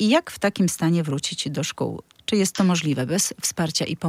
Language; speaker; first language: Polish; native; Polish